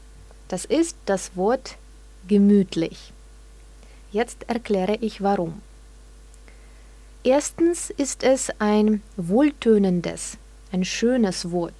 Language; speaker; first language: German; non-native, fluent; Russian